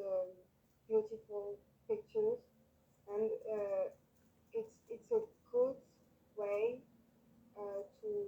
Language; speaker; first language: English; non-native, learner; French